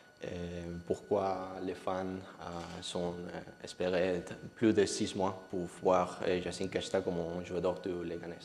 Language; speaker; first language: French; non-native, learner; Spanish